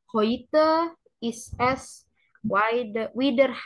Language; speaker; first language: German; non-native, learner; Indonesian